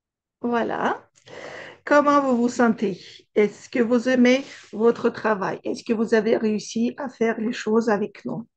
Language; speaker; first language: French; non-native, fluent; Russian